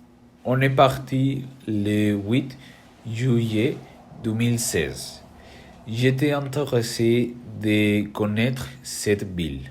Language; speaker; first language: French; non-native, learner; Spanish